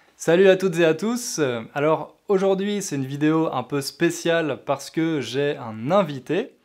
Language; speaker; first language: French; native; French